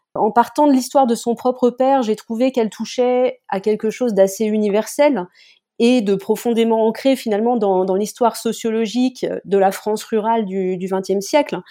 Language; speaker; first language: French; native; French